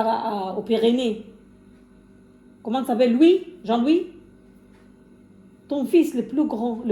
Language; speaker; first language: French; non-native, fluent; Arabic